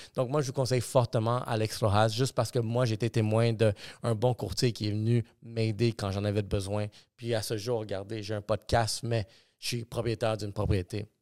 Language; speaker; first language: French; native; French